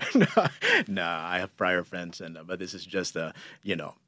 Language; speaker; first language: English; non-native, local second language; Filipino